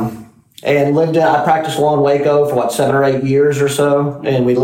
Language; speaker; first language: English; native; English